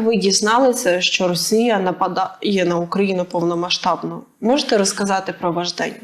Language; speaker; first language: Ukrainian; native; Ukrainian